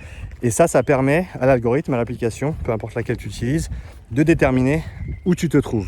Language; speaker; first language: French; native; French